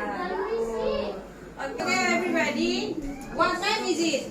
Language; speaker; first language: English; non-native, learner; Indonesian